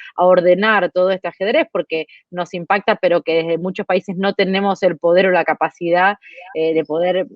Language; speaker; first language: Spanish; native; Spanish